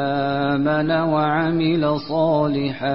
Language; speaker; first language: Arabic; native; Arabic